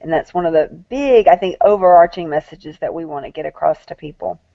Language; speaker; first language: English; native; English